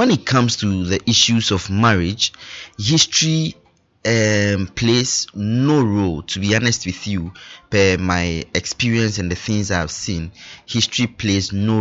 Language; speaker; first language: English; non-native, local second language; Ewe